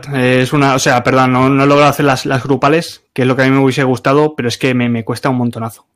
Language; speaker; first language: Spanish; native; Spanish